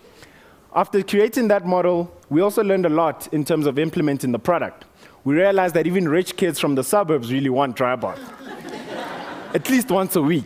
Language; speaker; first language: English; non-native, local second language; Northern Sotho